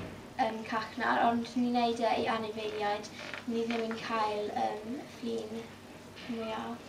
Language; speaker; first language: Welsh; non-native, local second language; English